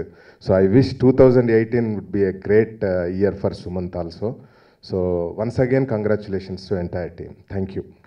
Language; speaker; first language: Telugu; native; Telugu